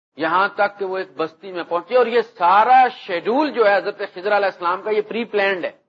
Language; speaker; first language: Urdu; non-native, local second language; Punjabi